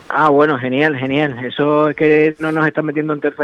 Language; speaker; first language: Spanish; native; Spanish